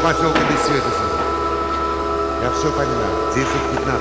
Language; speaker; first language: Russian; non-native, local second language; Uzbek